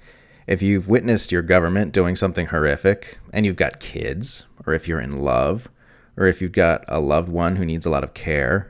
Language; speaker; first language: English; native; English